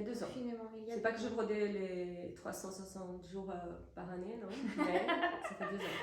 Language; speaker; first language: French; non-native, fluent; Portuguese